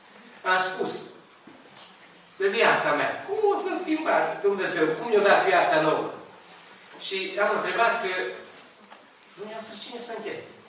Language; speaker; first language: Romanian; non-native, learner; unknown